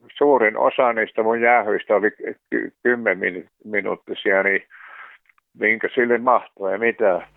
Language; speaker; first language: Finnish; native; Finnish